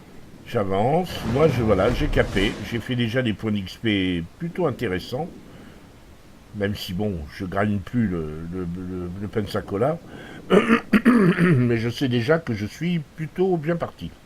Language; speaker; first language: French; native; French